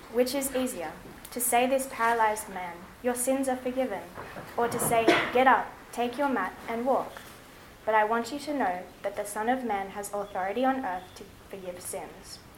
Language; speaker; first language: English; native; English